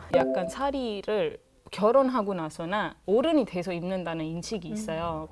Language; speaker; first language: Korean; non-native, fluent; Hindi